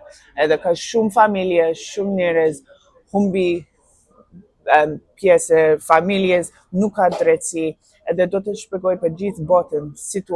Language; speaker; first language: Albanian; non-native, learner; English